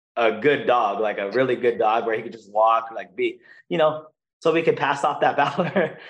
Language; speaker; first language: English; non-native, fluent; Portuguese